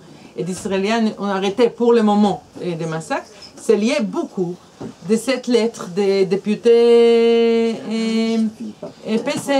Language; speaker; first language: French; non-native, fluent; Hebrew